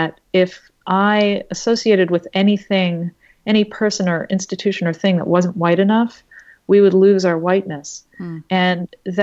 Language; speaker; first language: English; native; English